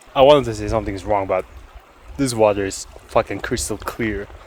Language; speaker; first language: English; non-native, fluent; Mongolian